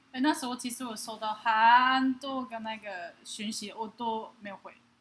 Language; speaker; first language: Chinese; non-native, fluent; Japanese